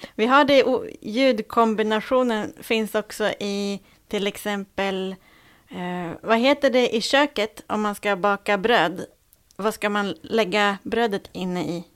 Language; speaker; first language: Swedish; native; Swedish